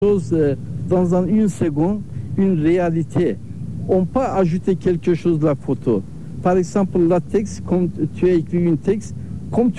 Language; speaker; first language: French; non-native, learner; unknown